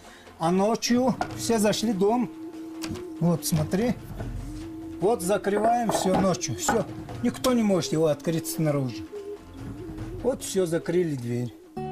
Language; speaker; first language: Russian; non-native, local second language; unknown